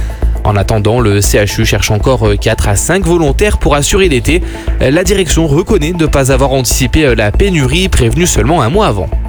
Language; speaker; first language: French; native; French